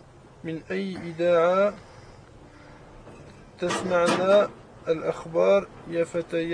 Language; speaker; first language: Arabic; non-native, learner; French